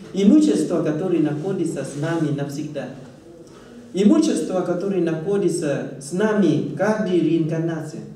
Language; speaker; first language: Russian; non-native, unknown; Thai